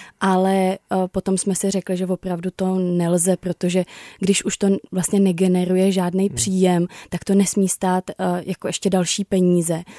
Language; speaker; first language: Czech; native; Czech